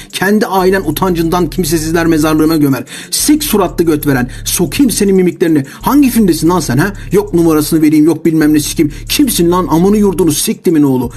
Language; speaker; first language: Turkish; native; Turkish